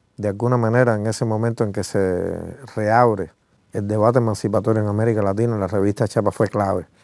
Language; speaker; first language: Spanish; native; Spanish